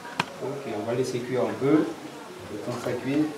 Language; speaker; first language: French; native; French